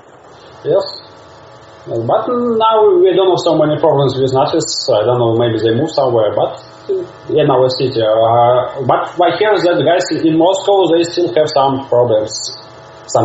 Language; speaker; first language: English; non-native, learner; Russian